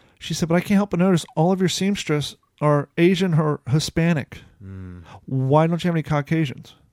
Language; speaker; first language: English; native; English